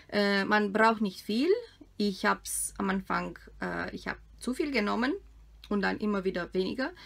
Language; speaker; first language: German; non-native, fluent; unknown